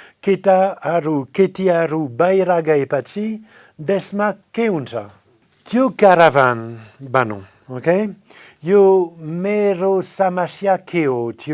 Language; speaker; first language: Nepali; non-native, fluent; French